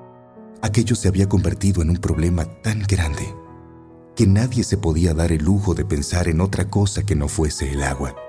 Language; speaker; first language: Spanish; native; Spanish